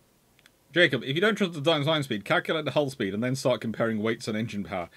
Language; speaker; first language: English; native; English